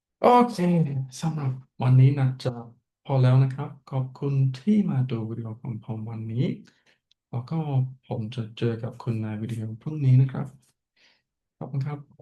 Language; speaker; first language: Thai; non-native, fluent; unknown